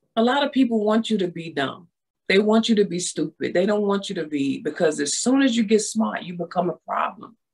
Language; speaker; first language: English; native; English